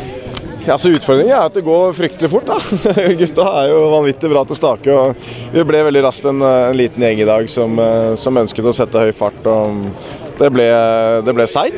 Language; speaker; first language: Norwegian; native; Norwegian